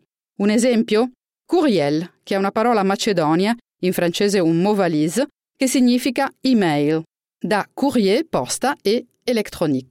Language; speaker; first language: Italian; native; Italian